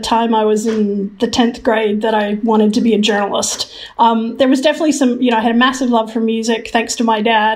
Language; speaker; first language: English; native; English